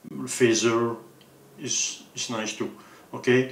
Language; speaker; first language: English; non-native, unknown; French